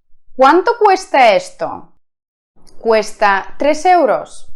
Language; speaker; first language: Spanish; non-native, fluent; Russian